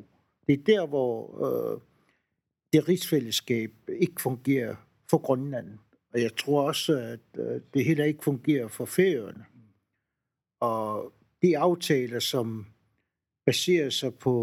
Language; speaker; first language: Danish; non-native, local second language; Kalaallisut